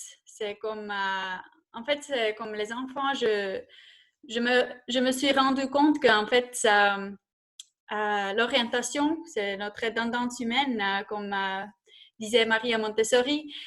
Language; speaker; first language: French; non-native, fluent; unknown